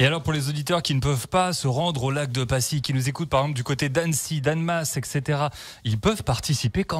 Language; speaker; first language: French; native; French